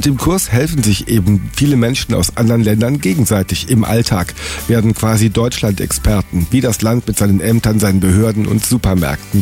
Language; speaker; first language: German; native; German